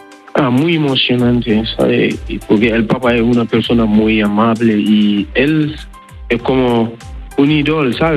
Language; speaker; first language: Spanish; non-native, learner; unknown